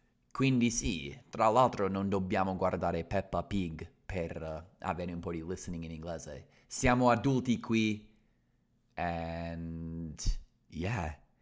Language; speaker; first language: Italian; non-native, fluent; English